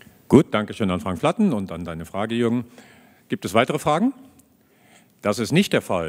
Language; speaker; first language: German; native; German